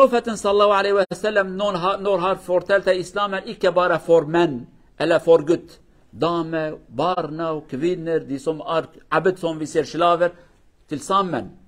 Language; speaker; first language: Norwegian; non-native, learner; Kurdish